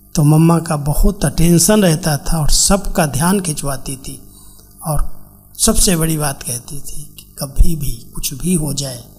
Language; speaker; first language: Hindi; native; Hindi